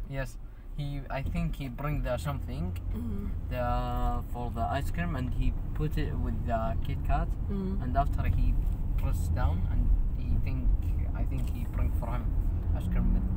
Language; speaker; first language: English; non-native, learner; Arabic